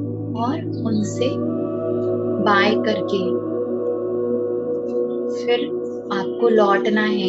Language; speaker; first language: Hindi; native; Hindi